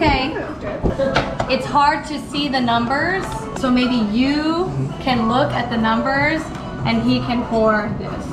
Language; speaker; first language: English; non-native, fluent; Japanese